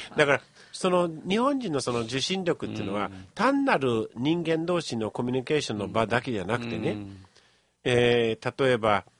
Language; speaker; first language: Japanese; non-native, fluent; English